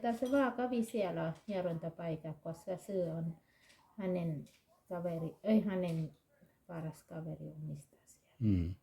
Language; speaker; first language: Finnish; non-native, learner; Thai